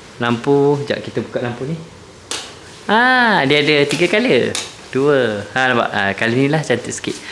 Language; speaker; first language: Malay; native; Malay